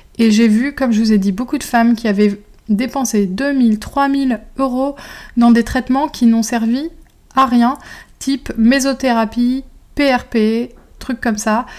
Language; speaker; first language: French; native; French